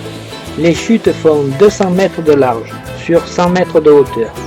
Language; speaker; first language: French; native; French